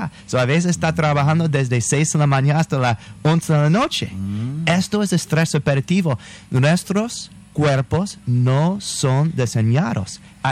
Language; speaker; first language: Spanish; non-native, fluent; English